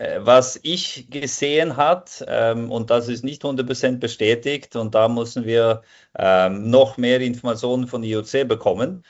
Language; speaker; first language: German; non-native, fluent; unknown